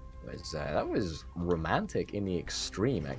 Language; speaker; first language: English; native; English